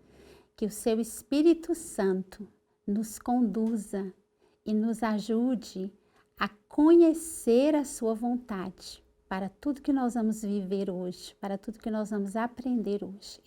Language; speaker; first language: Portuguese; native; Portuguese